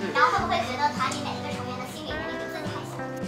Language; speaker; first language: Chinese; native; Chinese